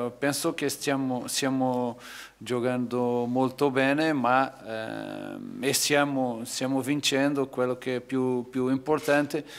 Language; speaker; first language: Italian; non-native, fluent; Portuguese